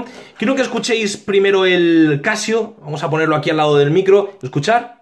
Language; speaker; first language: Spanish; native; Spanish